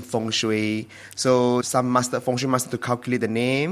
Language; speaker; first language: English; non-native, local second language; Chinese